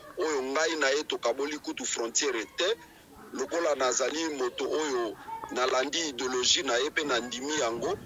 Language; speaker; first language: Lingala; native; Lingala